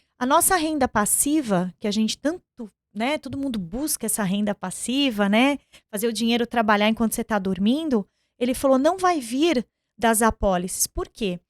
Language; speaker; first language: Portuguese; native; Portuguese